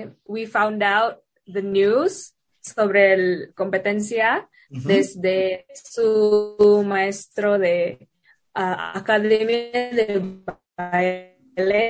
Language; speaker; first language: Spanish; non-native, fluent; Indonesian